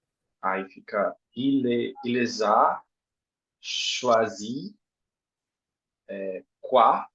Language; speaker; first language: French; non-native, learner; Portuguese